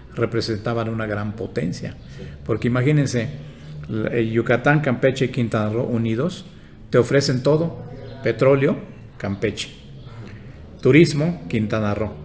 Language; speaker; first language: Spanish; non-native, local second language; Yucateco